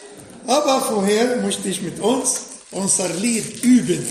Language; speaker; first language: German; non-native, fluent; Arabic